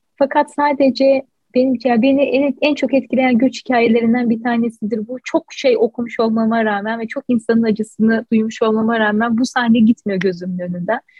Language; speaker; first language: Turkish; native; Turkish